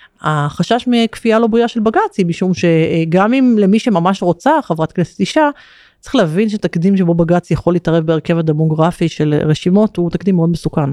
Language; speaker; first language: Hebrew; native; Hebrew